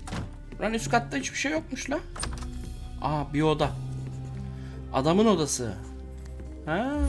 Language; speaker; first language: Turkish; native; Turkish